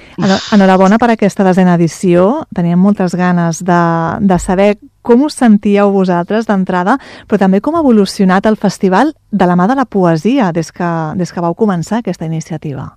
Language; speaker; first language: Catalan; native; Catalan